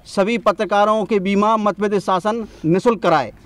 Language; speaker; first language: Hindi; native; Hindi